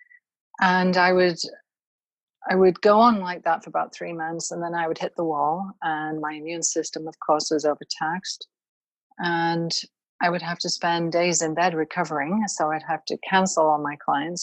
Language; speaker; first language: English; native; English